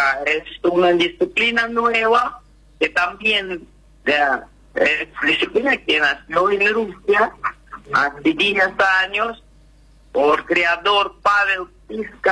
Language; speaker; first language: Spanish; non-native, learner; Russian